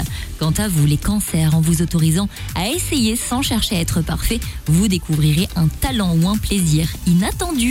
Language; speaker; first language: French; native; French